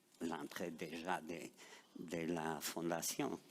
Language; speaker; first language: French; non-native, fluent; Spanish